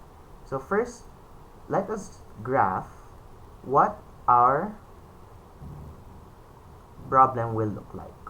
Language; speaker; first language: English; non-native, local second language; Filipino